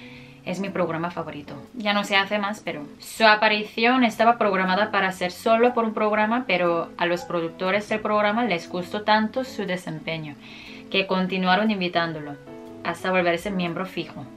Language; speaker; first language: Spanish; non-native, fluent; Korean